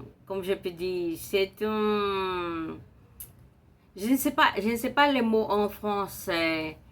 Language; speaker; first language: French; non-native, learner; Portuguese